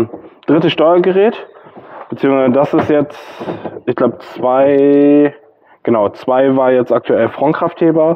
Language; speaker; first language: German; native; German